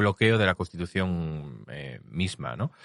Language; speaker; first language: Spanish; native; Spanish